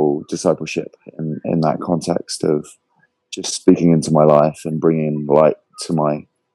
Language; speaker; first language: English; native; English